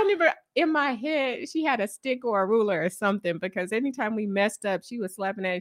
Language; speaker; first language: English; native; English